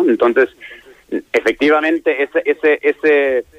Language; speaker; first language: Spanish; non-native, fluent; German